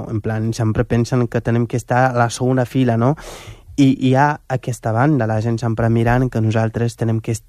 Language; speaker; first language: Catalan; non-native, fluent; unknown